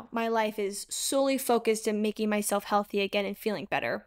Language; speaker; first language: English; native; English